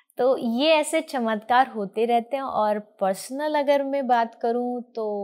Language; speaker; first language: Hindi; native; Hindi